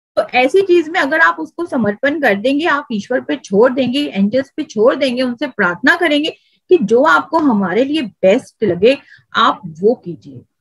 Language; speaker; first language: Hindi; native; Hindi